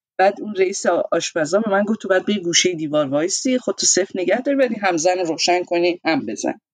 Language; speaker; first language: Persian; native; Persian